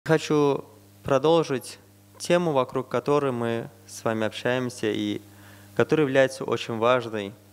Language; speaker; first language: Russian; non-native, fluent; Azerbaijani